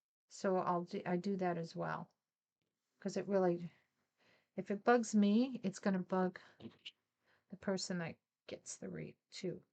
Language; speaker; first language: English; native; English